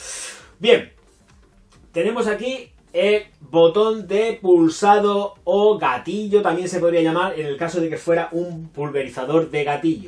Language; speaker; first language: Spanish; native; Spanish